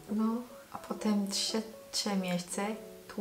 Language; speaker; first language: Polish; non-native, learner; Korean